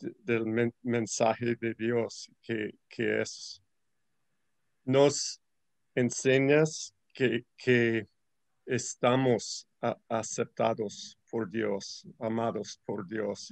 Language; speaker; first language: Spanish; non-native, learner; English